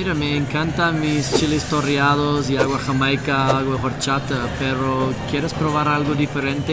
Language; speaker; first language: Spanish; non-native, learner; English